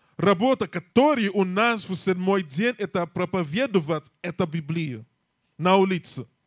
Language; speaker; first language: Russian; non-native, learner; English